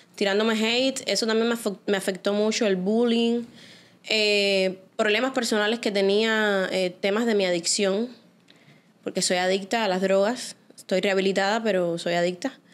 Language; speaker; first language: Spanish; native; Spanish